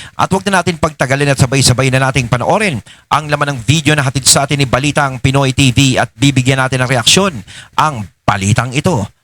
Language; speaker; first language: Filipino; native; Filipino